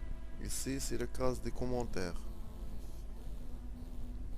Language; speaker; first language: French; non-native, local second language; Arabic